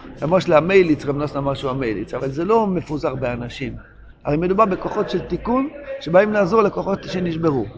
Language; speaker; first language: Hebrew; non-native, local second language; Yiddish